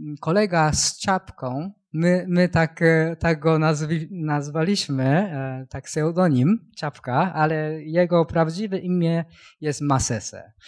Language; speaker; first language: Polish; non-native, learner; Japanese